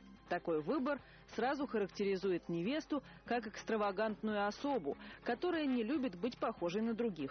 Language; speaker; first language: Russian; native; Russian